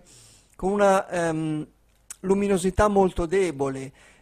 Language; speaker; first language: Italian; native; Italian